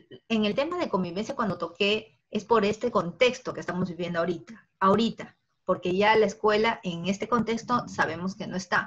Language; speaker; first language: Spanish; native; Spanish